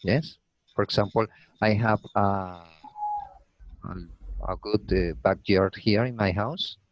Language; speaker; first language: English; non-native, learner; Spanish